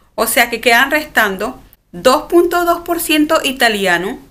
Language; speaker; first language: Spanish; native; Spanish